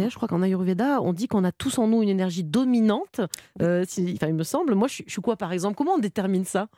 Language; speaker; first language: French; native; French